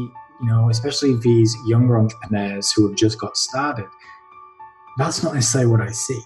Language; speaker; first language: English; native; English